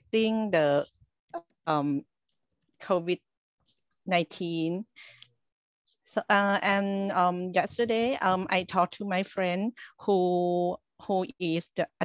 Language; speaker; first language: English; non-native, learner; Thai